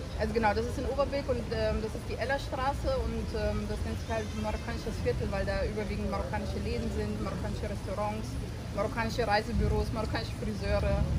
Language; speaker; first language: German; early bilingual, other home language; Arabic